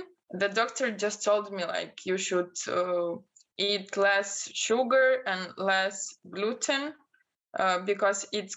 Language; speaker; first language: English; non-native, fluent; Russian